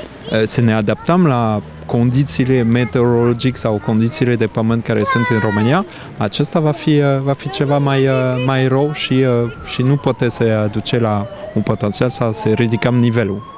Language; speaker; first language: Romanian; non-native, fluent; French